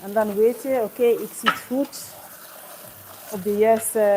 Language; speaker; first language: Dutch; non-native, learner; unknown